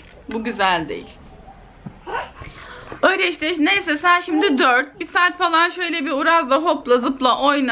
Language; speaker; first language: Turkish; native; Turkish